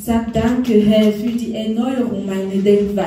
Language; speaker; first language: German; non-native, learner; French